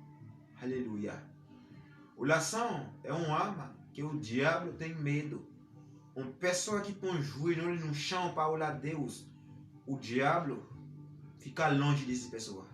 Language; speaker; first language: Portuguese; non-native, learner; Haitian Creole